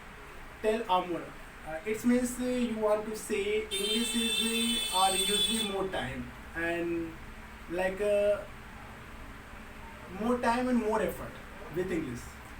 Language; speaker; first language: English; non-native, local second language; Hindi